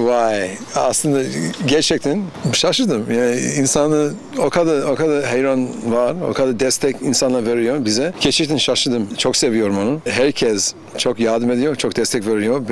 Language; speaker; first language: Turkish; non-native, learner; English